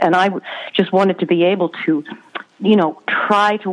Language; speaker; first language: English; native; English